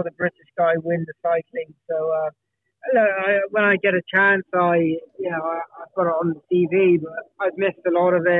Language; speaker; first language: English; native; English